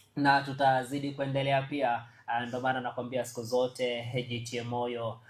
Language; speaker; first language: Swahili; non-native, local second language; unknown